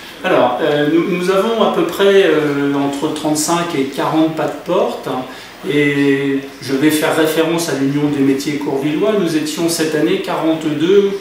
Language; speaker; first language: French; native; French